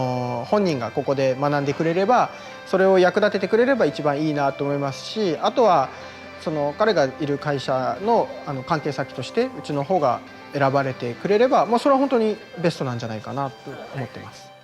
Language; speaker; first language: Japanese; native; Japanese